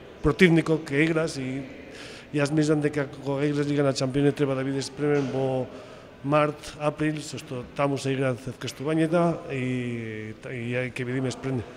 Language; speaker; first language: Macedonian; non-native, fluent; Spanish